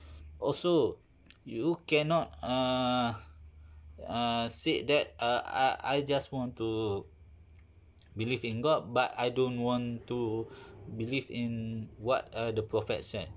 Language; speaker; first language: English; non-native, learner; Malay